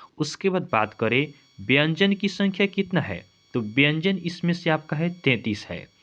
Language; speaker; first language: Hindi; native; Hindi